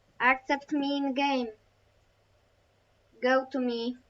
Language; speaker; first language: English; non-native, learner; Polish